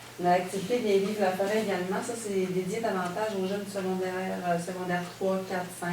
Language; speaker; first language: French; native; French